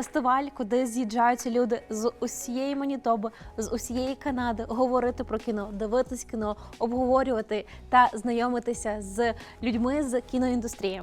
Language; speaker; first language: Ukrainian; native; Ukrainian